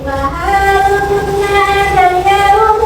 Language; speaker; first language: Arabic; non-native, fluent; Indonesian